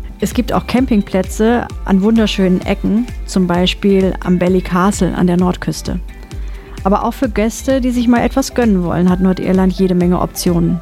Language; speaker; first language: German; native; German